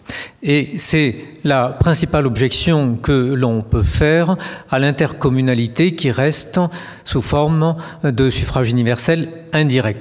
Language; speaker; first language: French; native; French